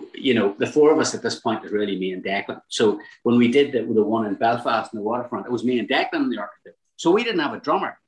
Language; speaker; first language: English; native; English